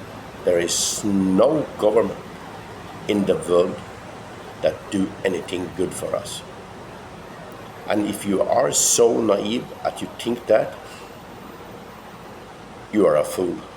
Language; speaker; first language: English; non-native, fluent; Norwegian